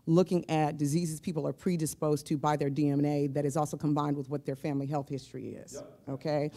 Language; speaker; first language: English; native; English